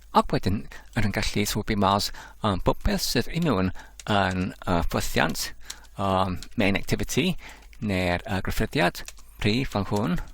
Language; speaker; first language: Welsh; non-native, learner; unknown